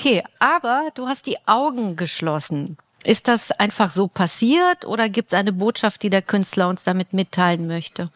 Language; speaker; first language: German; native; German